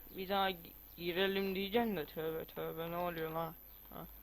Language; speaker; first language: Turkish; non-native, fluent; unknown